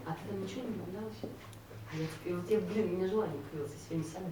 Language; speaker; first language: Russian; native; Russian